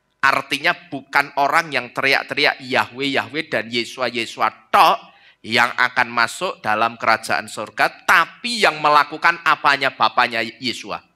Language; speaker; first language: Indonesian; native; Indonesian